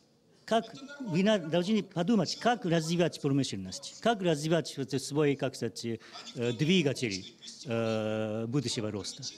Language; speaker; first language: Russian; non-native, learner; Japanese